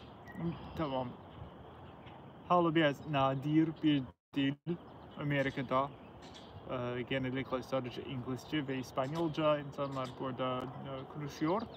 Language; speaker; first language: Turkish; non-native, learner; English